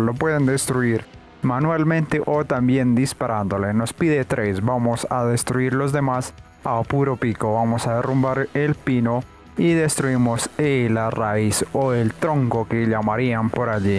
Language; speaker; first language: Spanish; native; Spanish